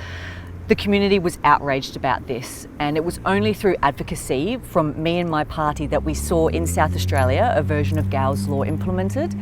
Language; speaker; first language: English; native; English